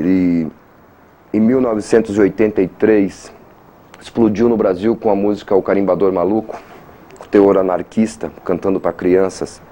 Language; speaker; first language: Portuguese; native; Portuguese